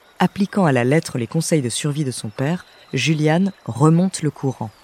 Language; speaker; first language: French; native; French